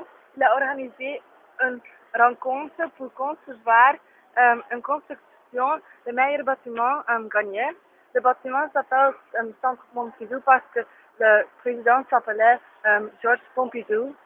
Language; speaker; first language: French; non-native, learner; Dutch